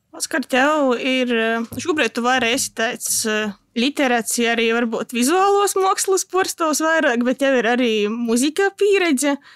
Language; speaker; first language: Latvian; native; Latvian